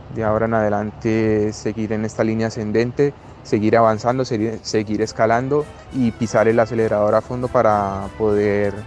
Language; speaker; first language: Spanish; native; Spanish